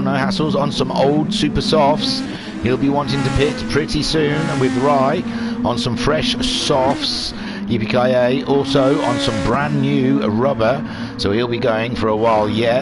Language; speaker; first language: English; native; English